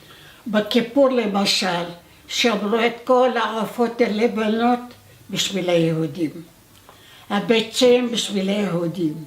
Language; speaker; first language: Hebrew; non-native, fluent; Arabic